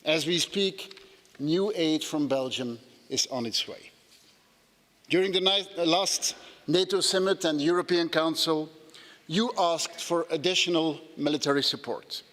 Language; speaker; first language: English; non-native, fluent; Dutch